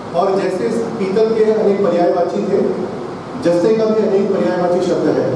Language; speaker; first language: Hindi; non-native, local second language; Tamil